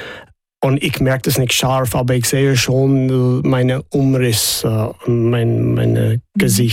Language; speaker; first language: German; non-native, fluent; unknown